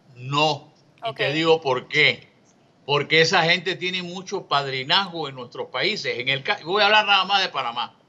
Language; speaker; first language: Spanish; native; Spanish